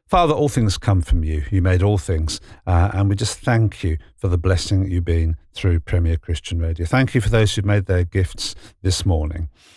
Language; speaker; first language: English; native; English